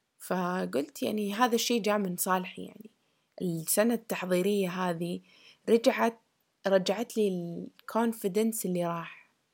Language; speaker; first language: Arabic; early bilingual, heritage; Arabic